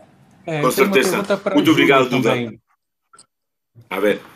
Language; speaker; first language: Portuguese; non-native, fluent; Spanish